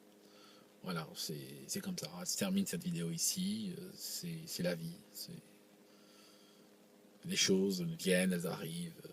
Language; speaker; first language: French; non-native, local second language; Arabic